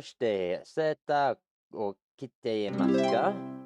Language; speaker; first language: Japanese; non-native, learner; English